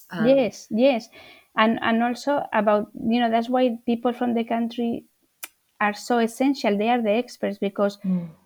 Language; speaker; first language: English; non-native, fluent; Spanish